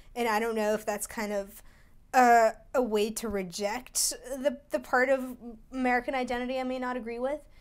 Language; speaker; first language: English; early bilingual, other home language; Russian